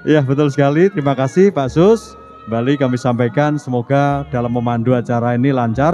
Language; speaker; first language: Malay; non-native, local second language; Javanese